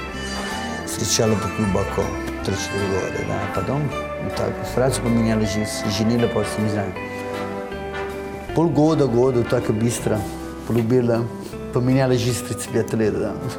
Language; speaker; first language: Russian; non-native, learner; Italian